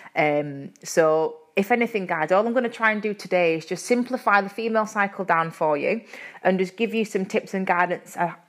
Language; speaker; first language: English; native; English